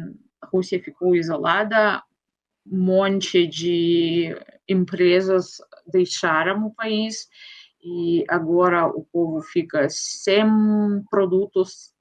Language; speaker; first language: Portuguese; non-native, fluent; Russian